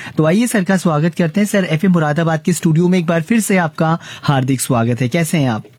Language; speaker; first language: Hindi; native; Hindi